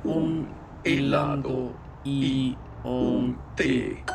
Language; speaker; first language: Spanish; non-native, learner; English